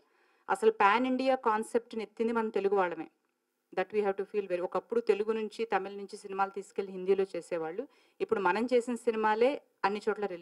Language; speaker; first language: Telugu; native; Telugu